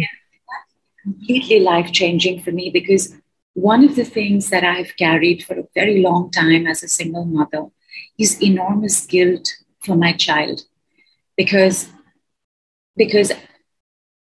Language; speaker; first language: English; non-native, local second language; Hindi